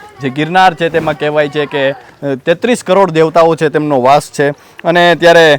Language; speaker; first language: Gujarati; native; Gujarati